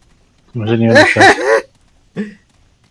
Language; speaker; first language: Spanish; native; Spanish